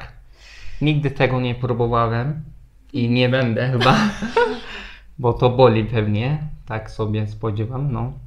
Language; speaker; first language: Polish; non-native, fluent; Turkish